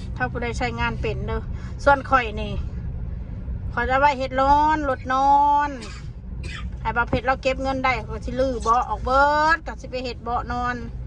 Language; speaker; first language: Thai; native; Thai